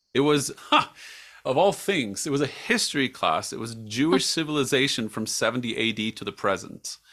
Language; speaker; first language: English; non-native, fluent; Swedish